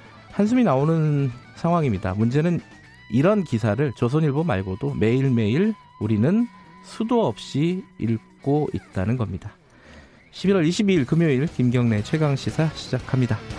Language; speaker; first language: Korean; native; Korean